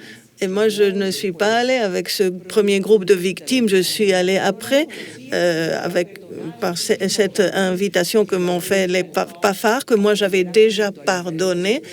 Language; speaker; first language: French; non-native, fluent; Spanish